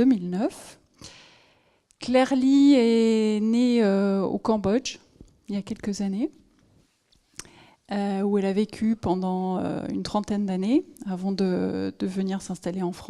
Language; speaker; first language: French; native; French